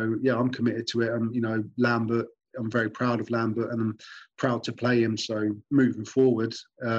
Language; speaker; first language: English; native; English